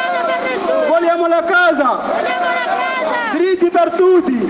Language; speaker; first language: Italian; non-native, learner; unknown